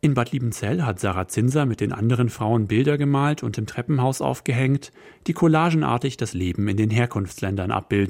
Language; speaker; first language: German; native; German